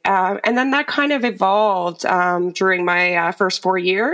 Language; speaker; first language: English; native; English